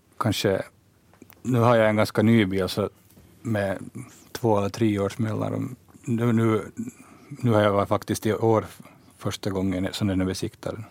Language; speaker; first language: Swedish; native; Swedish